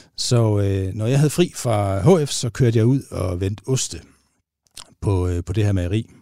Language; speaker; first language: Danish; native; Danish